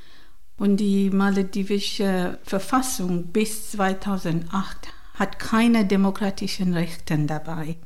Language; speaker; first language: German; non-native, learner; Divehi